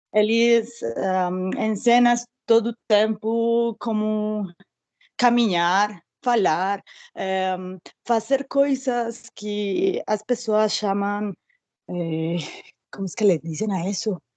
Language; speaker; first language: Portuguese; non-native, learner; Spanish